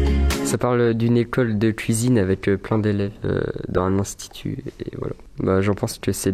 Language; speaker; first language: French; native; French